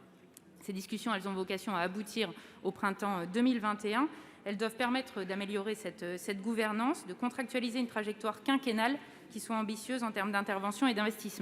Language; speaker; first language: French; native; French